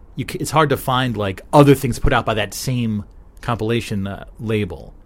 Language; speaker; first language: English; native; English